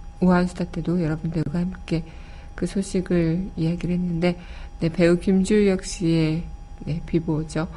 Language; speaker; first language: Korean; native; Korean